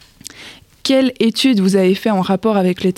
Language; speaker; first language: French; native; French